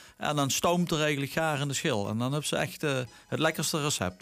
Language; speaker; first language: Dutch; non-native, local second language; Limburgish